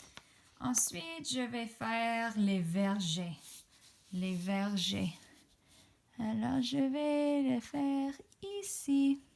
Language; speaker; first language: French; non-native, fluent; English